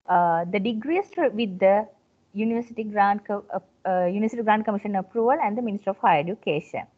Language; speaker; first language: English; non-native, local second language; Sinhala